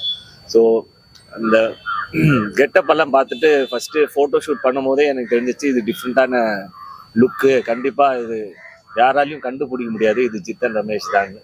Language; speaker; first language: Tamil; native; Tamil